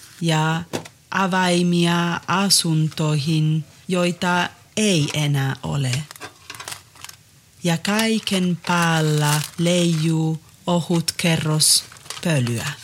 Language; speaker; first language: Finnish; non-native, learner; Italian